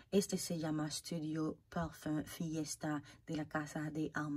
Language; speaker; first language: Spanish; non-native, fluent; Haitian Creole